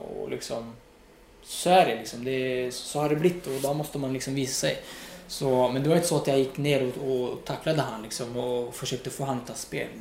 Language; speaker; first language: Swedish; non-native, fluent; Riffian